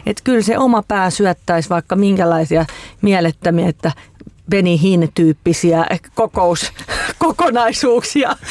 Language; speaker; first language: Finnish; native; Finnish